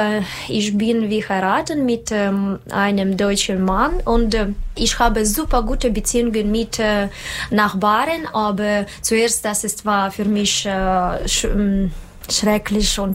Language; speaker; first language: German; non-native, learner; Russian